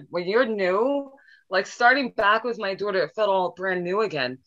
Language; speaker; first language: English; native; English